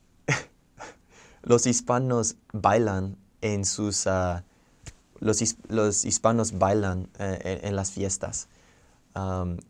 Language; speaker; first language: Spanish; non-native, fluent; English